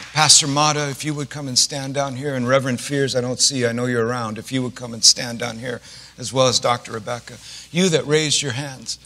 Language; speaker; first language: English; native; English